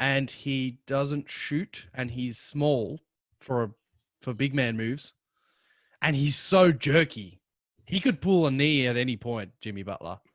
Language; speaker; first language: English; native; English